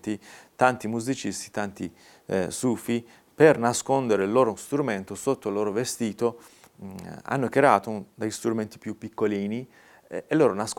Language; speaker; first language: Italian; non-native, fluent; Persian